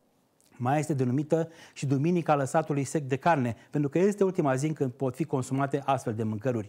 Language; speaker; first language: Romanian; native; Romanian